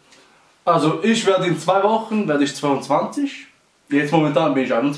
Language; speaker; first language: German; early bilingual, other home language; Albanian